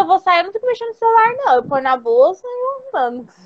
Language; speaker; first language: Portuguese; native; Portuguese